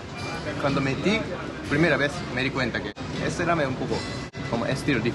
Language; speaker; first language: Spanish; non-native, learner; Japanese